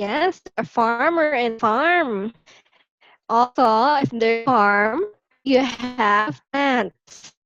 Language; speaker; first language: English; non-native, local second language; Filipino